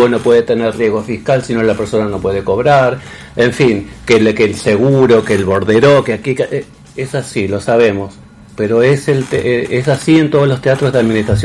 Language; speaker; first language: Spanish; native; Spanish